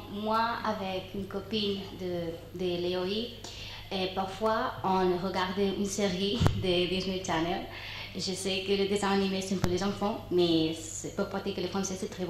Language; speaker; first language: French; non-native, learner; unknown